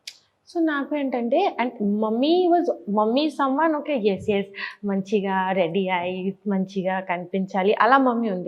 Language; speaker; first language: Telugu; non-native, learner; Bangla